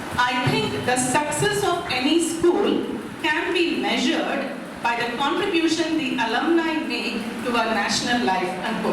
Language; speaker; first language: English; non-native, local second language; Kannada